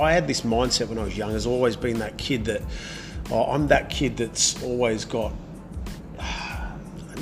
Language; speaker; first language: English; native; English